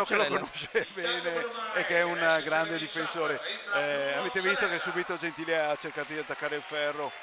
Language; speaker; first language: Italian; native; Italian